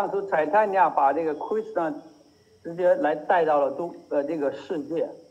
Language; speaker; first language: Chinese; native; Chinese